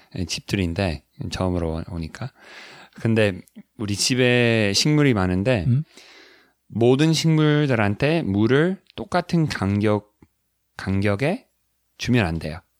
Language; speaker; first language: Korean; non-native, fluent; English